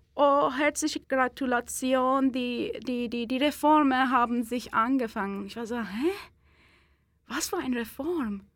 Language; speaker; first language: German; non-native, fluent; Persian